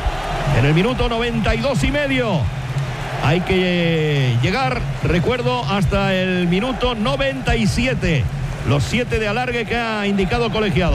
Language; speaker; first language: Spanish; native; Spanish